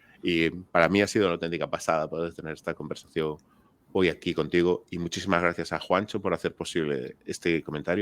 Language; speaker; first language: Spanish; native; Spanish